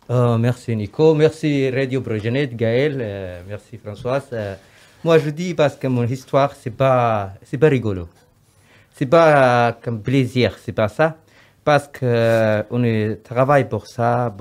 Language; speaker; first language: French; non-native, learner; Somali